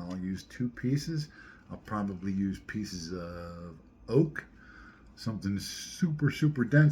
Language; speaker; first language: English; native; English